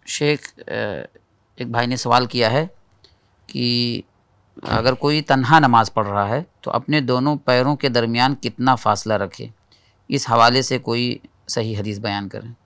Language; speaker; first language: Hindi; native; Hindi